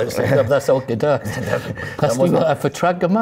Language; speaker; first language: German; non-native, fluent; English